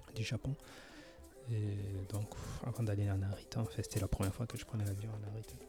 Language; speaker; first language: French; native; French